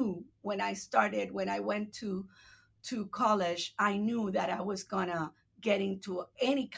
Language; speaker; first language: English; non-native, fluent; Spanish